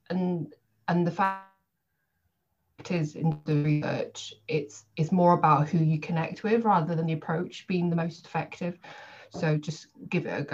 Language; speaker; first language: English; native; English